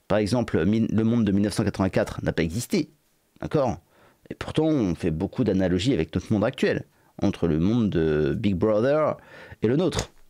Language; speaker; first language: French; native; French